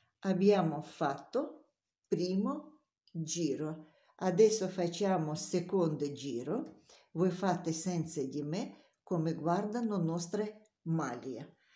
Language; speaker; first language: Italian; non-native, learner; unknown